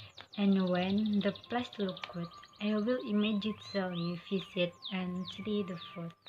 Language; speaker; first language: English; non-native, learner; Indonesian